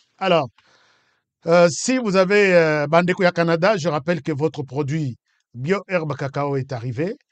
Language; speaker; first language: French; non-native, local second language; Lingala